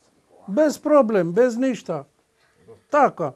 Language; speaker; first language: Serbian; non-native, local second language; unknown